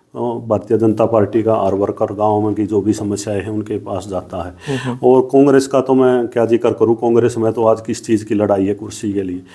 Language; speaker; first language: Hindi; native; Hindi